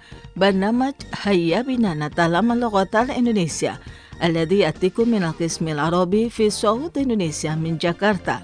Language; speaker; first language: Arabic; non-native, fluent; Indonesian